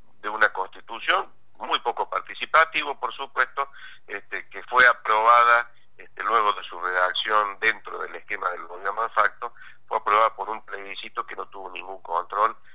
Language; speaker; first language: Spanish; native; Spanish